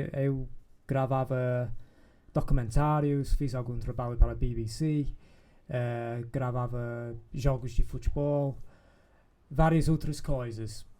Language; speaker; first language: Portuguese; non-native, fluent; English